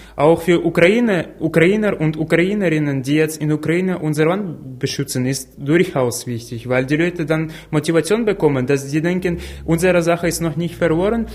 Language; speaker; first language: German; non-native, fluent; Ukrainian